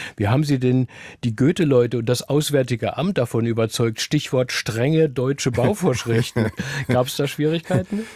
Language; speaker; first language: German; native; German